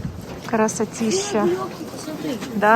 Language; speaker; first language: Russian; native; Russian